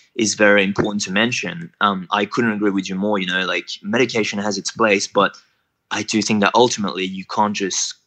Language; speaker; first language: English; non-native, fluent; French